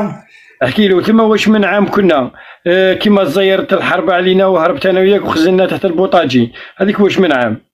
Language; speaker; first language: Arabic; native; Arabic